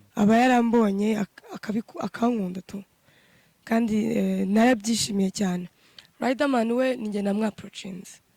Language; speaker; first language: Kinyarwanda; native; Kinyarwanda